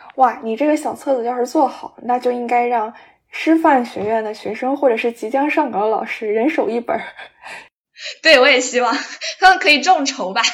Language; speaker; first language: Chinese; native; Chinese